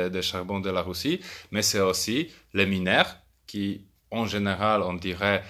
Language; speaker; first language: French; non-native, fluent; Polish